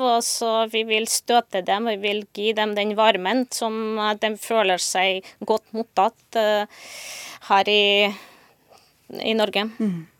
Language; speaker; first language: Norwegian; non-native, fluent; Ukrainian